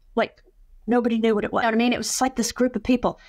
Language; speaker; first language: English; native; English